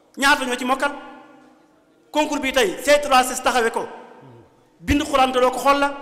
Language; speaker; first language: Wolof; native; Wolof